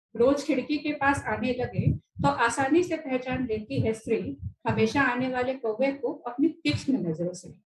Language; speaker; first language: Hindi; non-native, local second language; Marathi